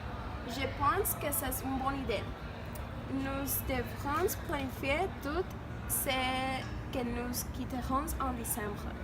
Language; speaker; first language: French; non-native, learner; Spanish